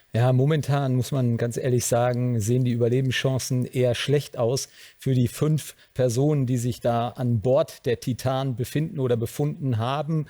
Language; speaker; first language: German; native; German